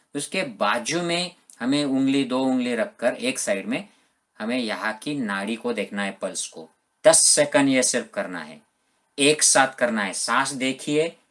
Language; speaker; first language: Hindi; non-native, local second language; Marathi